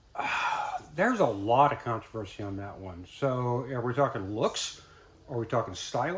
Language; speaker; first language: English; native; English